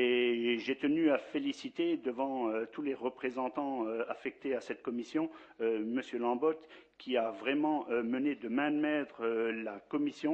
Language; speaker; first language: French; native; French